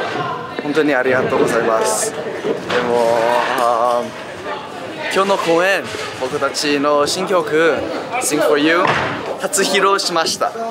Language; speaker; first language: Japanese; non-native, learner; Korean